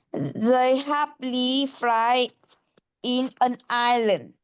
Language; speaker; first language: English; non-native, learner; Vietnamese